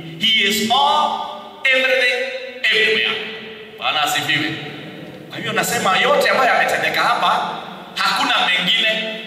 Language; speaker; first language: Swahili; non-native, local second language; Kikuyu